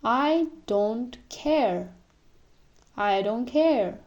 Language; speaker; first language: English; non-native, fluent; Kyrgyz